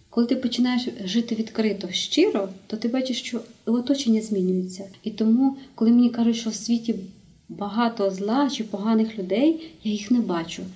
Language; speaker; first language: Ukrainian; native; Ukrainian